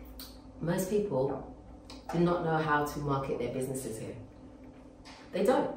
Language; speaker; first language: English; native; English